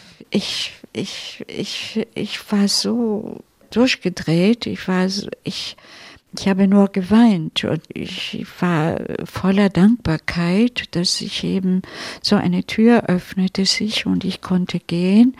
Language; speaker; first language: German; non-native, fluent; Italian